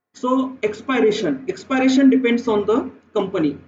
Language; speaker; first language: Hindi; non-native, local second language; Marathi